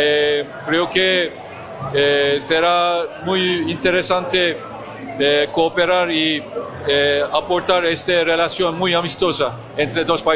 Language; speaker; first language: Spanish; non-native, learner; Turkish